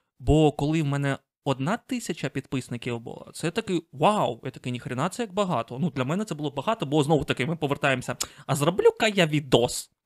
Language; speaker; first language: Ukrainian; non-native, local second language; Russian